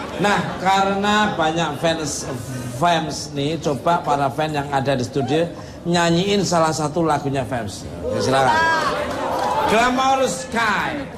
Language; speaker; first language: Indonesian; native; Indonesian